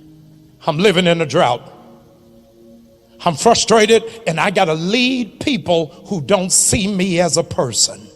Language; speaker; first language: English; native; English